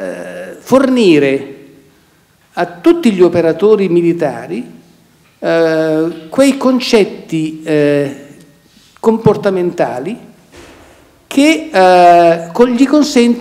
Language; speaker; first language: Italian; native; Italian